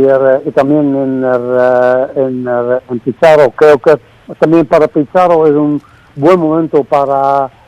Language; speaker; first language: Spanish; non-native, fluent; Dutch